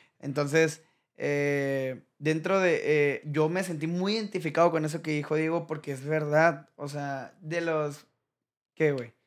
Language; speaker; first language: Spanish; native; Spanish